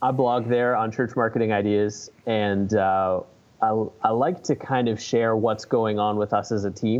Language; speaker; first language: English; native; English